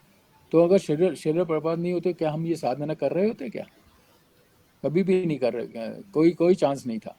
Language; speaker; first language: Hindi; native; Hindi